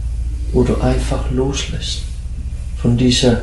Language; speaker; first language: German; non-native, fluent; Dutch